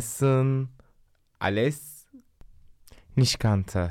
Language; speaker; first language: German; non-native, learner; Turkish